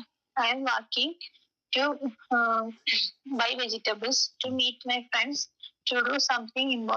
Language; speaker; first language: English; non-native, learner; Malayalam